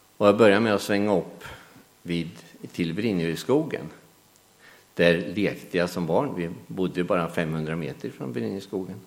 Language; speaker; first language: Swedish; native; Swedish